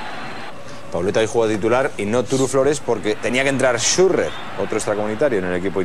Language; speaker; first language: Spanish; native; Spanish